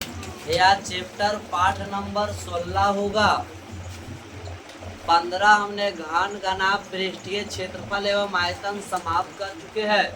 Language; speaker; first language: Hindi; native; Hindi